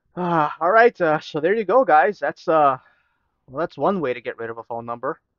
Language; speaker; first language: English; native; English